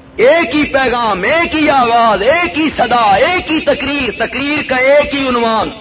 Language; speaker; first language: Urdu; non-native, local second language; Punjabi